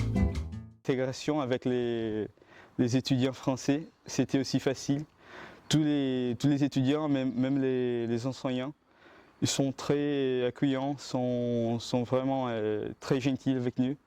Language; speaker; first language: French; non-native, learner; Portuguese